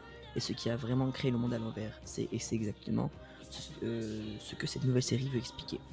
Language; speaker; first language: French; native; French